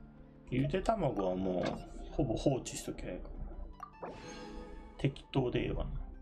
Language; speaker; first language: Japanese; native; Japanese